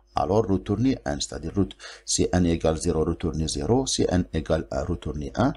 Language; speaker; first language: French; non-native, local second language; Arabic